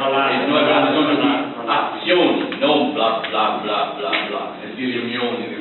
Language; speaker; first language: Italian; native; Italian